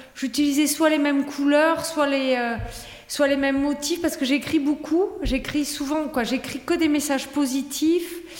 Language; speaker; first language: French; native; French